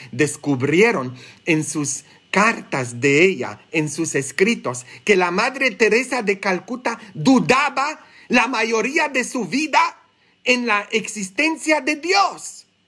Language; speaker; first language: Spanish; non-native, fluent; English